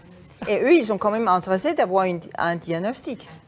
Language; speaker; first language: French; non-native, fluent; Danish